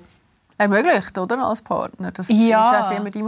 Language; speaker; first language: German; native; German